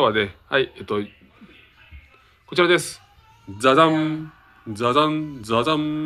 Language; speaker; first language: Japanese; native; Japanese